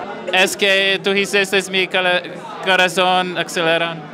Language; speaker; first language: Spanish; non-native, learner; English